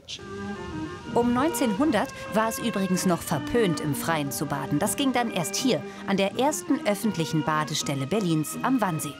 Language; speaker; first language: German; native; German